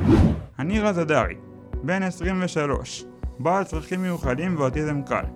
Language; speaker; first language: Hebrew; native; Hebrew